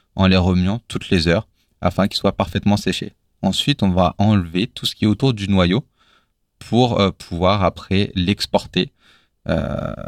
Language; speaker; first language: French; native; French